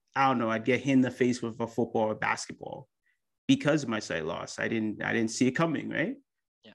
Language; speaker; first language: English; early bilingual, other home language; Akan